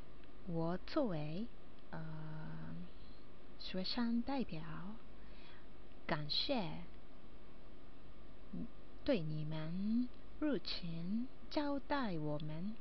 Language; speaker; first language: Chinese; non-native, learner; Japanese